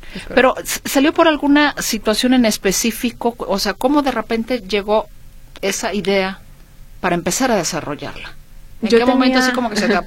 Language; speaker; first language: Spanish; native; Spanish